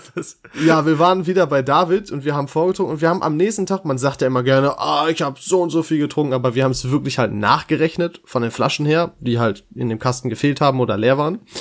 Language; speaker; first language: German; native; German